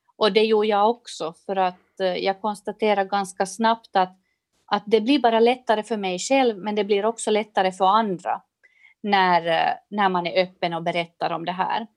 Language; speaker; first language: Swedish; native; Swedish